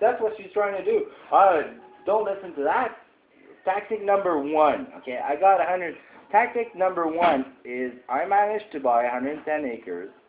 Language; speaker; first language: English; non-native, fluent; French